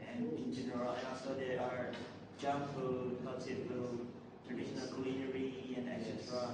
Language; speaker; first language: English; non-native, learner; Indonesian